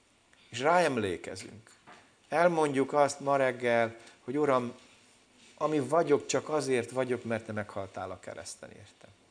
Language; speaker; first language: Hungarian; native; Hungarian